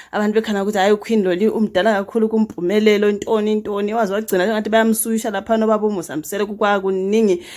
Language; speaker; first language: Zulu; native; Zulu